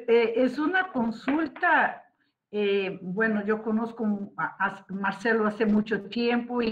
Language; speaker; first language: Spanish; non-native, fluent; Portuguese